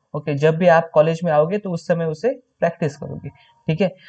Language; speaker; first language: Hindi; non-native, local second language; Marathi